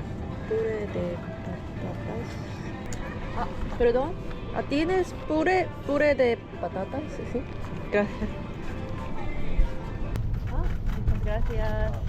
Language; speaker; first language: Spanish; non-native, learner; Korean